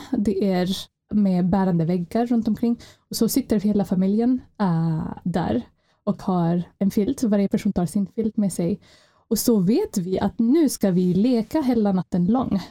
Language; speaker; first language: Swedish; non-native, fluent; Arabic